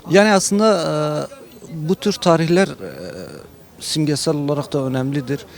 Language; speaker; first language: Turkish; non-native, local second language; Kurdish